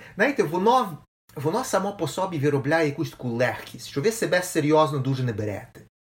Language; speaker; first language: Ukrainian; early bilingual, heritage; Ukrainian